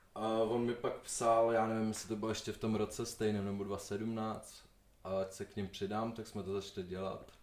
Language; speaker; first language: Czech; early bilingual, other home language; Slovak